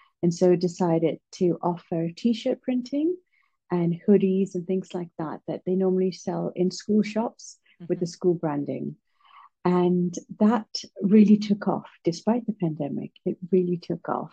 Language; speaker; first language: English; native; English